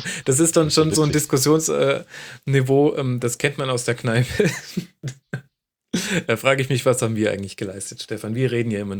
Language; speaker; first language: German; native; German